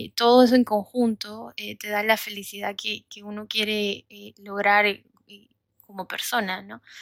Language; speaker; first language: Spanish; native; Spanish